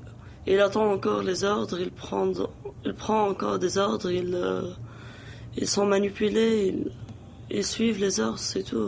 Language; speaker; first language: French; non-native, local second language; Arabic